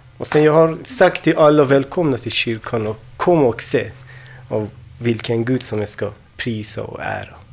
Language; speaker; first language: Swedish; non-native, learner; Persian